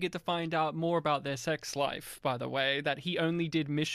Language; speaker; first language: English; native; English